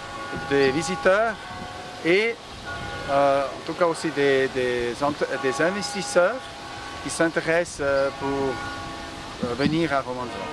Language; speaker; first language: French; non-native, local second language; German